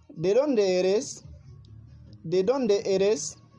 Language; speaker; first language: Spanish; non-native, learner; Haitian Creole